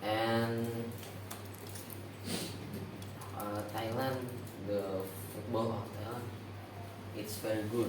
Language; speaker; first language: English; non-native, learner; Indonesian